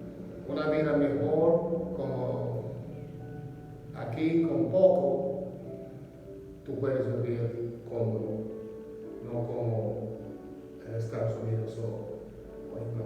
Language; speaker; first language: Spanish; non-native, learner; English